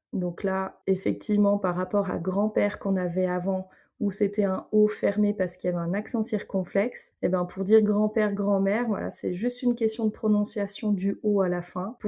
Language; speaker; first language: French; native; French